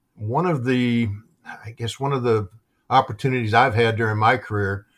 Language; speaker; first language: English; native; English